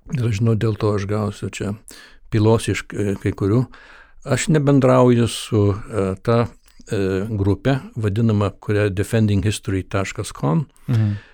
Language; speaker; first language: Lithuanian; early bilingual, heritage; Lithuanian